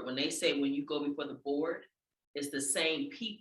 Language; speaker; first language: English; native; English